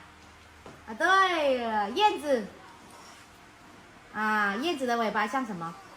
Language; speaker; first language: Chinese; native; Chinese